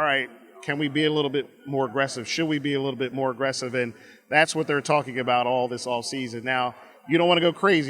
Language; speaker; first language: English; native; English